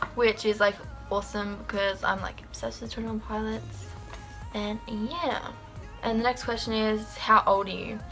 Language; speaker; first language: English; native; English